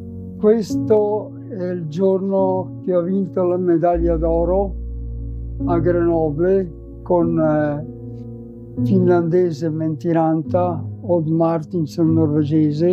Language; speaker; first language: Italian; native; Italian